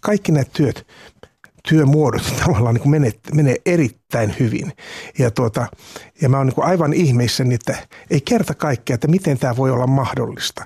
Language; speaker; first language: Finnish; native; Finnish